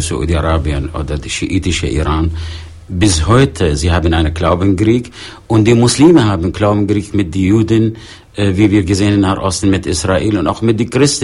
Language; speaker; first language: German; non-native, fluent; Arabic